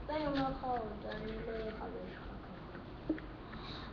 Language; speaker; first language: Hebrew; early bilingual, other home language; Russian